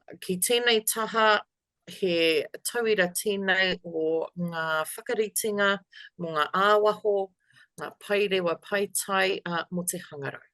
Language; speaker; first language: Māori; non-native, local second language; English